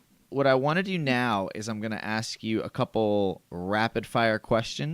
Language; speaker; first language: English; native; English